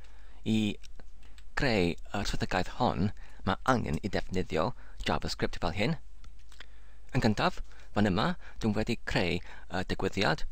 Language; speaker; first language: Welsh; non-native, learner; English